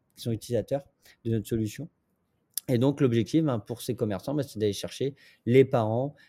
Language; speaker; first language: French; native; French